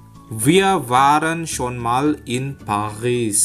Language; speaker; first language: German; non-native, fluent; Indonesian